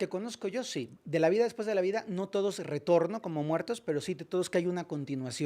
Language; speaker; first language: Spanish; native; Spanish